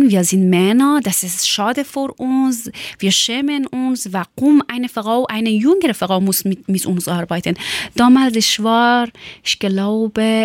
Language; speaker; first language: German; non-native, learner; Persian